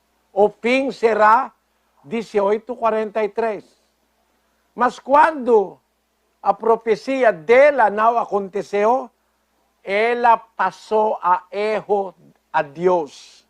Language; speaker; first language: Portuguese; non-native, fluent; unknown